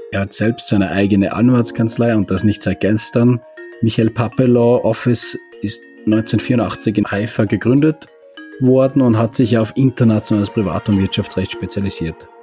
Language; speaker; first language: German; native; German